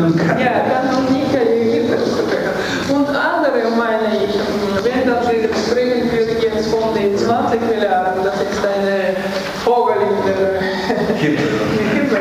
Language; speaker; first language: German; non-native, learner; Russian